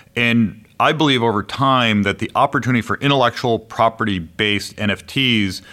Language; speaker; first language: English; native; English